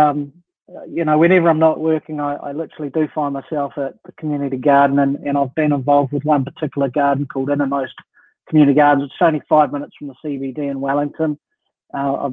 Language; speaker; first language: English; native; English